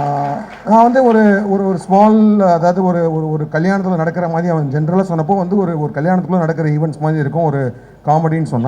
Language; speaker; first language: Tamil; native; Tamil